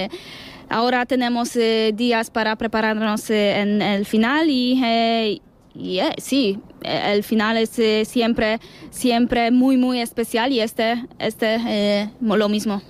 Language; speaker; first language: Spanish; non-native, learner; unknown